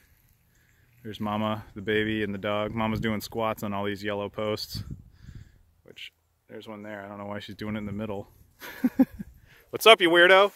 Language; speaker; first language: English; native; English